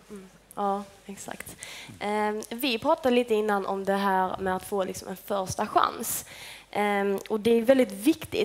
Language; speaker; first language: Swedish; native; Swedish